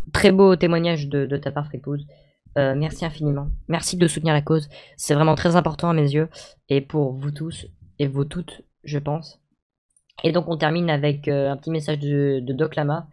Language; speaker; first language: French; native; French